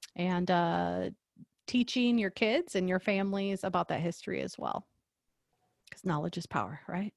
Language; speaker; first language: English; early bilingual, other home language; Spanish